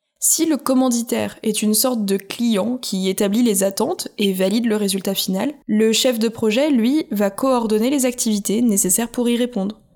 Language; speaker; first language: French; native; French